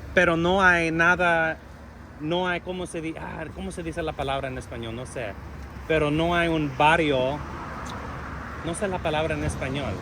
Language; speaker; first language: Spanish; non-native, learner; English